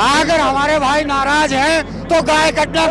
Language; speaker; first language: Hindi; native; Hindi